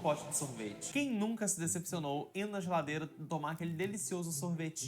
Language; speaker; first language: Portuguese; native; Portuguese